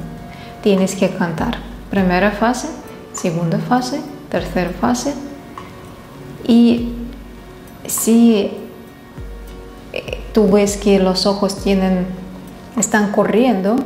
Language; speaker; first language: Spanish; non-native, fluent; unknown